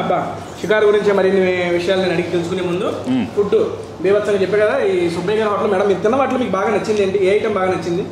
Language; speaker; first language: Telugu; native; Telugu